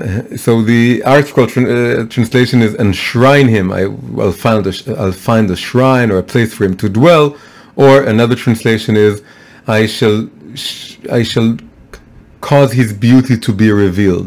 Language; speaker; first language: English; non-native, fluent; Hebrew